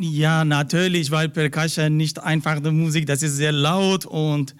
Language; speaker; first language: German; non-native, learner; Persian